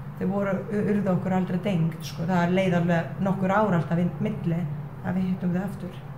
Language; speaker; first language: Icelandic; non-native, fluent; Estonian